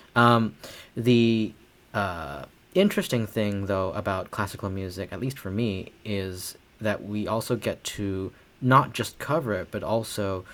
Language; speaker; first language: English; non-native, fluent; Chinese